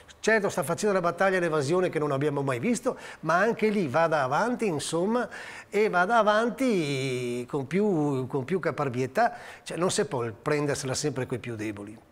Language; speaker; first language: Italian; native; Italian